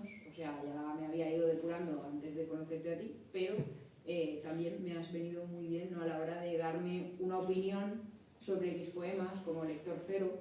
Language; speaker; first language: Spanish; native; Spanish